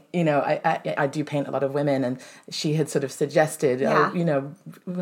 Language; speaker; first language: English; native; English